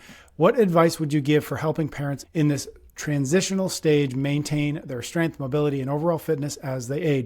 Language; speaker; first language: English; native; English